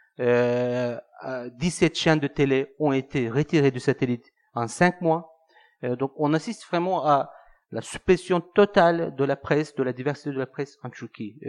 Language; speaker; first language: French; non-native, fluent; Turkish